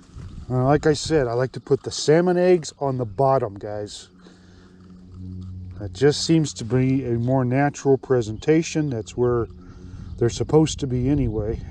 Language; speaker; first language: English; native; English